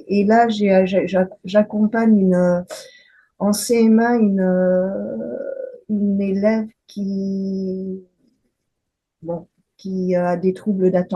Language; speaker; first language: French; native; French